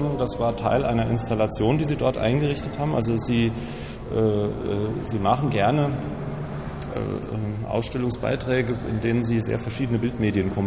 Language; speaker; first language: German; native; German